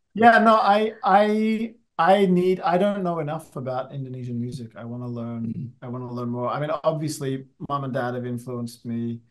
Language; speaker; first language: English; native; English